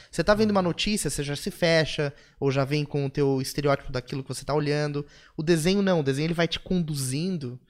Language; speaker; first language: Portuguese; native; Portuguese